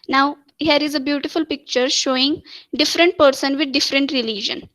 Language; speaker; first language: English; non-native, local second language; Marathi